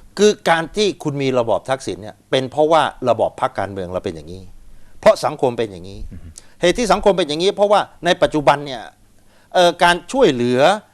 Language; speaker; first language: Thai; native; Thai